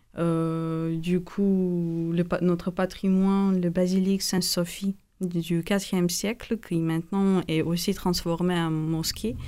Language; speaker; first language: French; non-native, fluent; Armenian